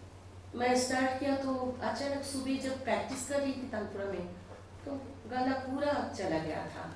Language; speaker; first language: Hindi; non-native, local second language; Bangla